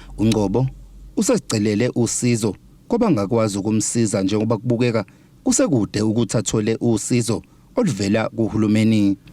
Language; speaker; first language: Zulu; native; Zulu